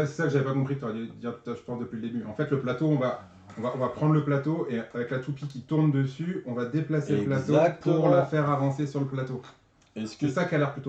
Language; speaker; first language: French; native; French